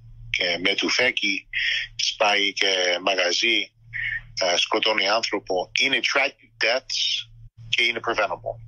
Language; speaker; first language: Greek; early bilingual, heritage; Greek